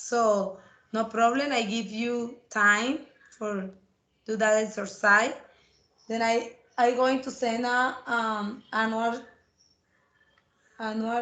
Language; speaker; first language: English; non-native, learner; Spanish